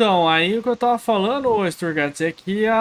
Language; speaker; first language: Portuguese; native; Portuguese